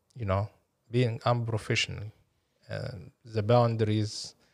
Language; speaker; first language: English; non-native, fluent; Arabic